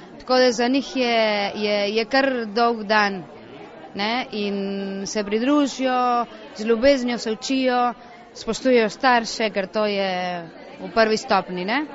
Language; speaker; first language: Slovenian; early bilingual, heritage; Slovenian